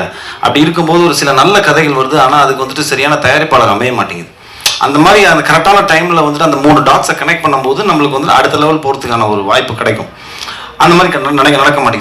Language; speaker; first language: Tamil; native; Tamil